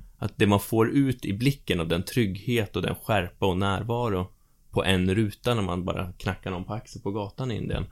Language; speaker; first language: Swedish; native; Swedish